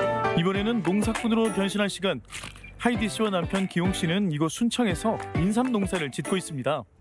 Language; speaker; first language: Korean; native; Korean